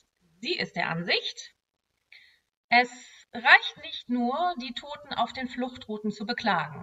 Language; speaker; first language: German; native; German